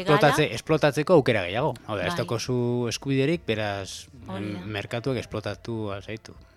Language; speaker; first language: Basque; native; Basque